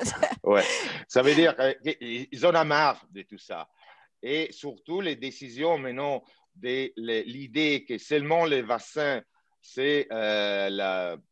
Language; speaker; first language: French; non-native, fluent; Italian